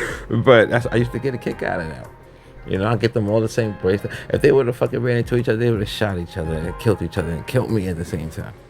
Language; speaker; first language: English; native; English